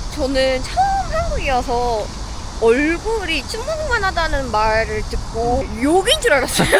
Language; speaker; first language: Korean; non-native, fluent; Uzbek